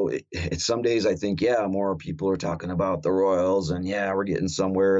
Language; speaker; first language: English; native; English